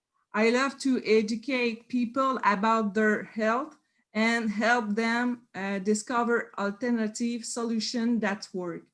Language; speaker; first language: English; non-native, learner; French